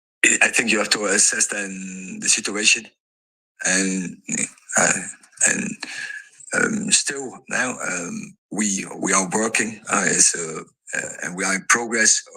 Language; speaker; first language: English; non-native, fluent; Dutch